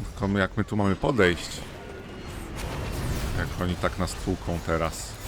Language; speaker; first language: Polish; native; Polish